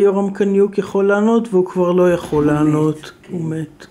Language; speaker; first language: Hebrew; native; Hebrew